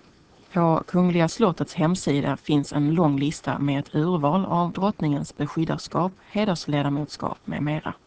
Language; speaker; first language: Swedish; native; Swedish